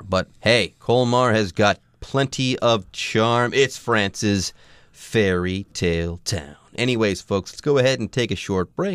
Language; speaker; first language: English; native; English